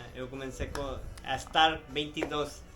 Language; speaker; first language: Spanish; non-native, learner; Portuguese